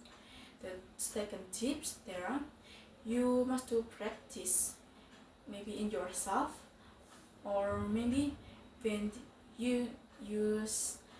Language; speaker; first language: English; non-native, fluent; Indonesian